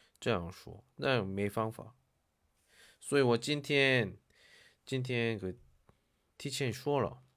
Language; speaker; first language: Chinese; non-native, learner; Korean